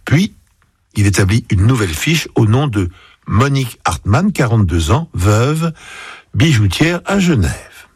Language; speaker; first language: French; native; French